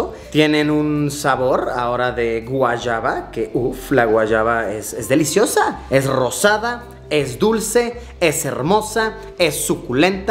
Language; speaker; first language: Spanish; native; Spanish